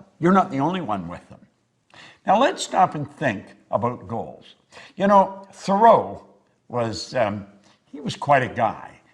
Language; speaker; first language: English; native; English